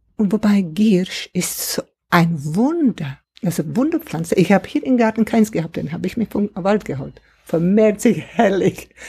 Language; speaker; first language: German; non-native, fluent; Czech